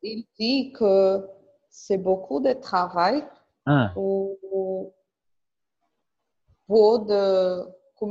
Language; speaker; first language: French; non-native, learner; Portuguese